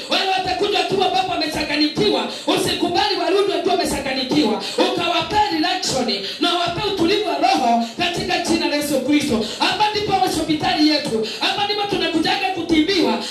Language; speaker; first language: Swahili; non-native, local second language; Kikuyu